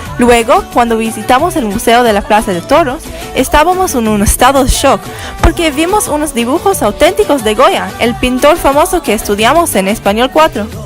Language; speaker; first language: Spanish; non-native, learner; English